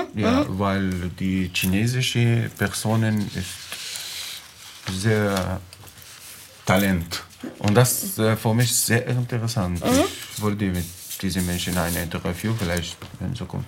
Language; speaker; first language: German; non-native, learner; Arabic